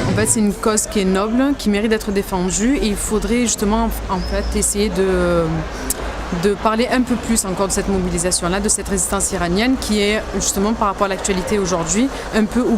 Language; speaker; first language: French; native; French